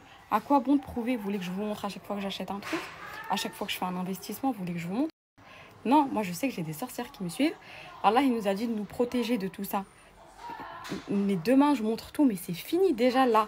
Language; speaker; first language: French; native; French